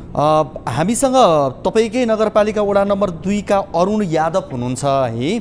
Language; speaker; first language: Nepali; native; Nepali